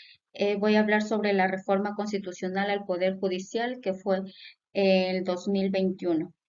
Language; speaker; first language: Spanish; native; Spanish